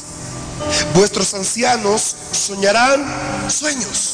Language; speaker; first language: Spanish; native; Spanish